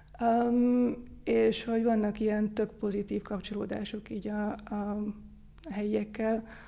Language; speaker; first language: Hungarian; native; Hungarian